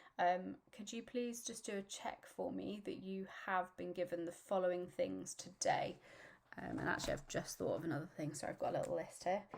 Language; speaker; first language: English; native; English